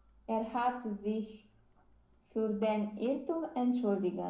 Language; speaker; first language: German; non-native, learner; Romanian